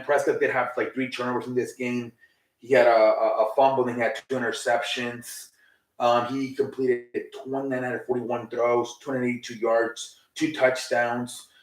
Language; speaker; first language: English; native; English